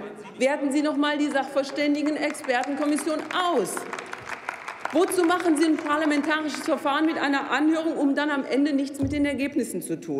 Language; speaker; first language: German; native; German